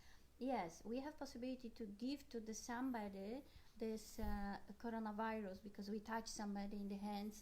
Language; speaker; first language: English; non-native, learner; Polish